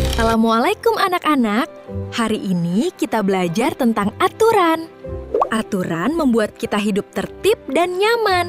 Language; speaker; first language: Indonesian; native; Indonesian